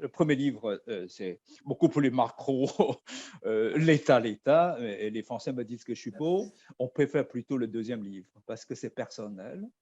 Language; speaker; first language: French; non-native, fluent; Chinese